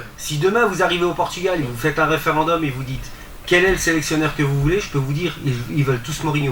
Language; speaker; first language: French; early bilingual, other home language; Portuguese